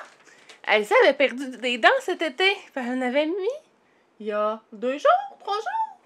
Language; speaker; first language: French; native; French